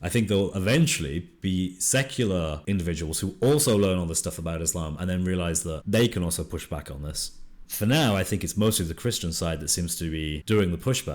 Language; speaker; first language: English; native; English